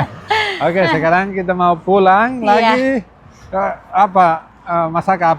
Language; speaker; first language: Indonesian; non-native, learner; Catalan